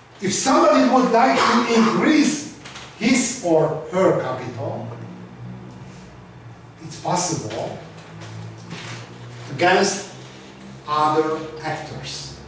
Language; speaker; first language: English; non-native, learner; Hungarian